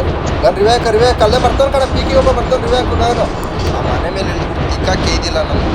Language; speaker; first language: Kannada; native; Kannada